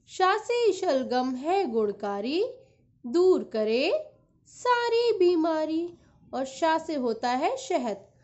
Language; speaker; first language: Hindi; native; Hindi